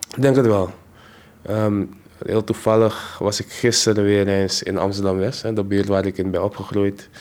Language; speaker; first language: Dutch; native; Dutch